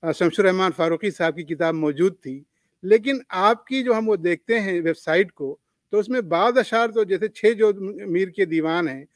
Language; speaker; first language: Urdu; native; Urdu